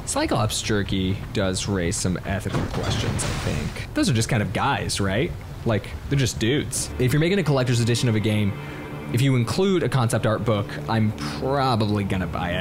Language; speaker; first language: English; native; English